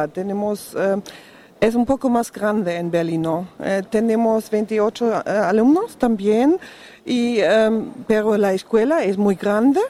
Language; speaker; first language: Spanish; non-native, learner; German